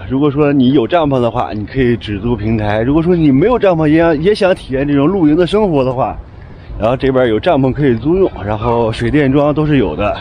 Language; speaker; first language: Chinese; native; Chinese